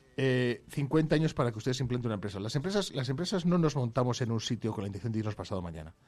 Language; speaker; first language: Spanish; native; Spanish